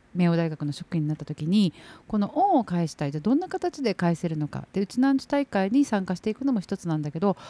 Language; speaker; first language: Japanese; native; Japanese